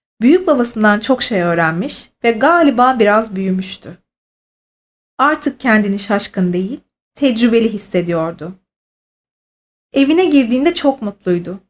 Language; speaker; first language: Turkish; native; Turkish